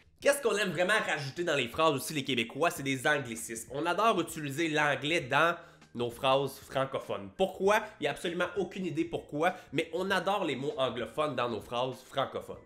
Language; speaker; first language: French; native; French